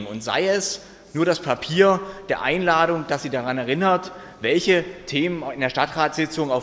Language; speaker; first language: German; native; German